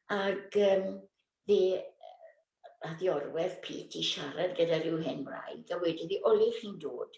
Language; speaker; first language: Welsh; native; Welsh